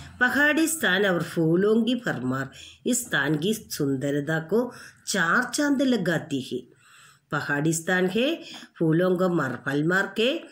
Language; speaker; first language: Hindi; non-native, local second language; Malayalam